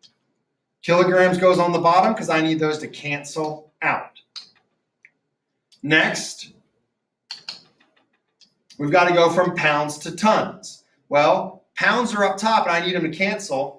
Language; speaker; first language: English; native; English